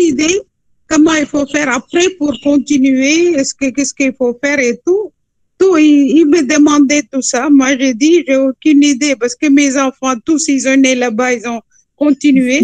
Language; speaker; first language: French; non-native, fluent; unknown